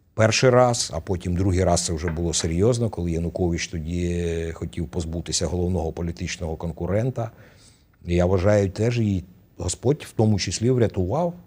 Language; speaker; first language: Ukrainian; native; Ukrainian